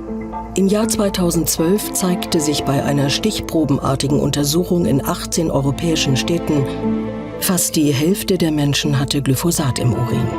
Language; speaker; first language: German; native; German